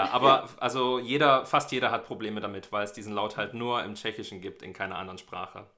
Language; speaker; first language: German; native; German